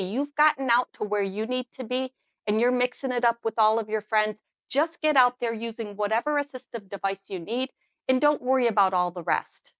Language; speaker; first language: English; native; English